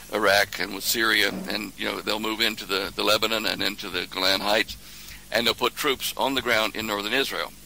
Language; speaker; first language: English; native; English